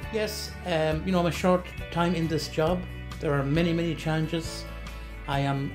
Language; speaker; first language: English; native; English